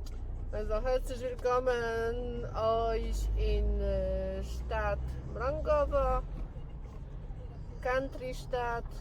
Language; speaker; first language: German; non-native, learner; Polish